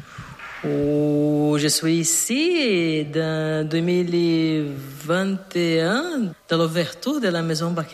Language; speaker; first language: French; non-native, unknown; Portuguese